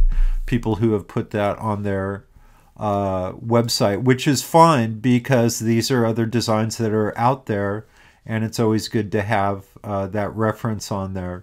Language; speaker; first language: English; native; English